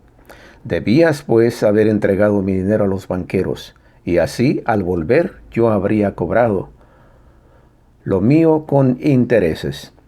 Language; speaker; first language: Spanish; native; Spanish